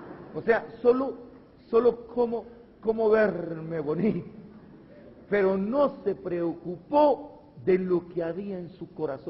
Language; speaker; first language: Spanish; native; Spanish